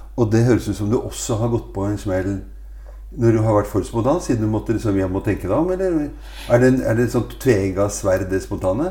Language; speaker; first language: Norwegian; native; Norwegian